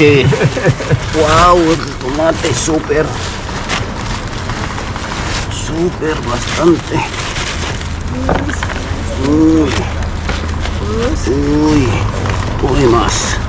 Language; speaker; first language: Spanish; non-native, learner; Filipino